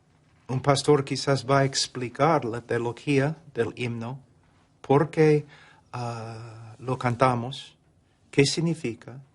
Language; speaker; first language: Spanish; non-native, fluent; English